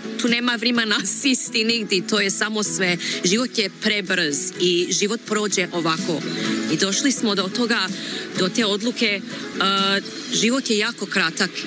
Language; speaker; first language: Croatian; early bilingual, heritage; Croatian